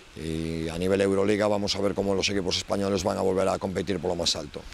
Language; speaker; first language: Spanish; native; Spanish